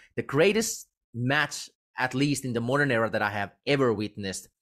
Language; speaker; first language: English; non-native, fluent; Finnish